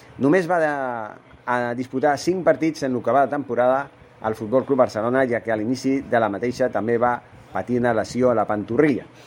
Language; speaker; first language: Catalan; non-native, local second language; Spanish